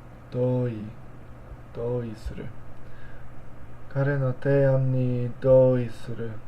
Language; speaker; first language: Japanese; non-native, learner; English